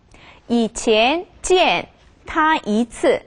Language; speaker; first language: Chinese; non-native, fluent; Korean